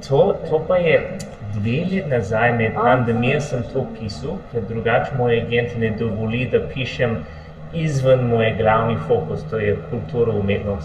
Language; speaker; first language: Slovenian; non-native, fluent; English